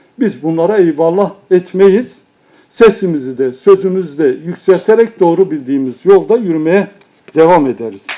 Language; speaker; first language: Turkish; non-native, local second language; Kurdish